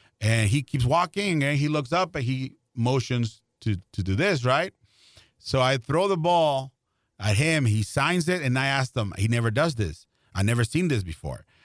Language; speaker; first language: English; non-native, fluent; Spanish